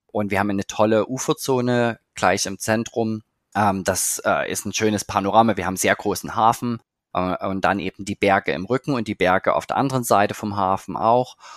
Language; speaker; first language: German; native; German